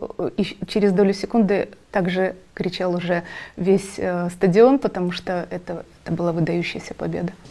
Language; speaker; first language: Russian; native; Russian